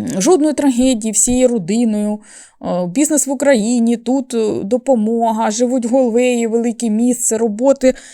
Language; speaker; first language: Ukrainian; native; Ukrainian